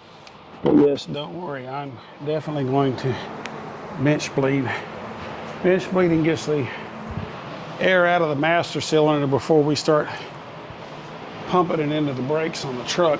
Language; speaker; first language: English; native; English